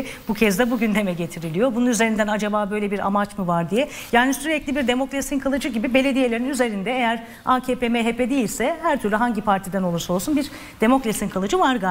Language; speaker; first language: Turkish; native; Turkish